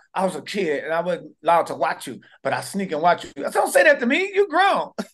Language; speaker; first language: English; native; English